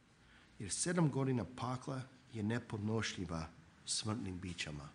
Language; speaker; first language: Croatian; non-native, fluent; English